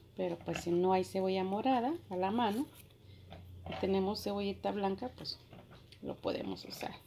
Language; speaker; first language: Spanish; native; Spanish